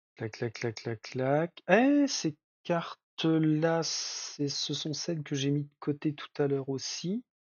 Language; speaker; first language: French; native; French